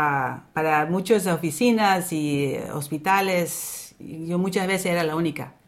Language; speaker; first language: Spanish; early bilingual, other home language; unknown